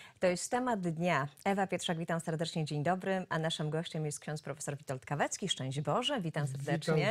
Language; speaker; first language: Polish; native; Polish